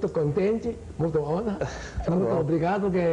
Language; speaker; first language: Portuguese; non-native, learner; Chinese